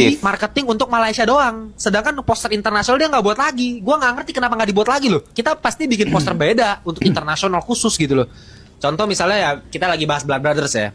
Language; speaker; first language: Indonesian; native; Indonesian